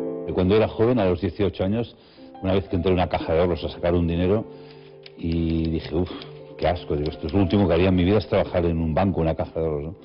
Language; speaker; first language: Spanish; native; Spanish